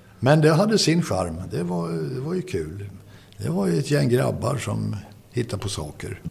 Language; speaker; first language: Swedish; native; Swedish